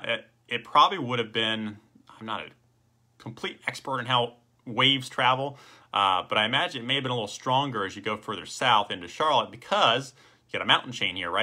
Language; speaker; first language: English; native; English